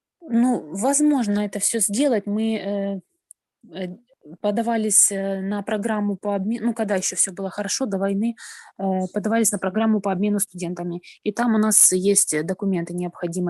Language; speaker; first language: Russian; native; Russian